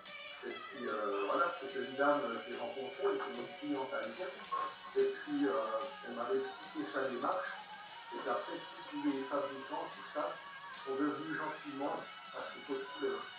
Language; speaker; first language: French; native; French